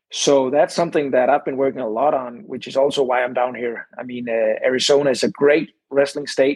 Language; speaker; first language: English; non-native, fluent; Danish